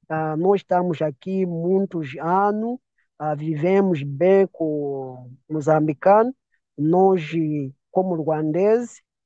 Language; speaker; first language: Portuguese; non-native, learner; Kinyarwanda